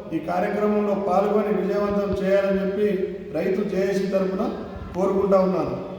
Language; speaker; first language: Telugu; native; Telugu